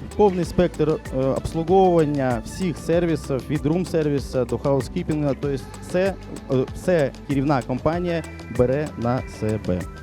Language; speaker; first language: Ukrainian; non-native, local second language; Russian